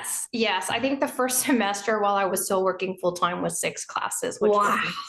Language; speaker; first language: English; native; English